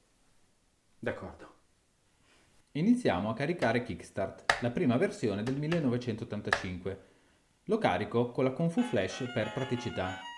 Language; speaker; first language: Italian; native; Italian